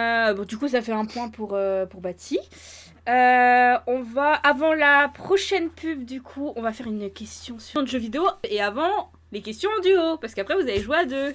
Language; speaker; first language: French; native; French